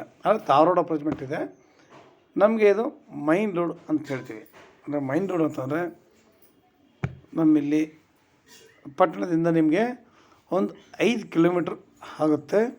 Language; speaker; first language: Kannada; native; Kannada